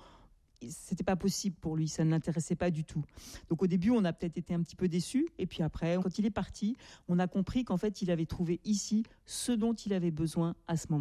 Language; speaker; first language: French; native; French